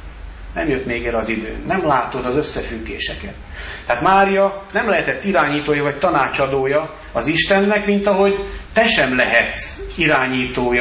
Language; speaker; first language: Hungarian; native; Hungarian